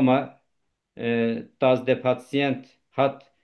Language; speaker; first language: German; non-native, learner; Turkish